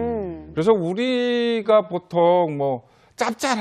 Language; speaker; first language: Korean; native; Korean